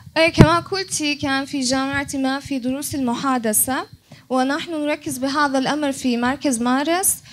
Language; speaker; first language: Arabic; non-native, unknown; Turkish